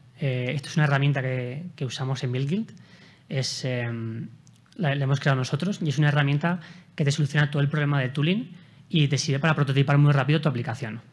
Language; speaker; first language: Spanish; native; Spanish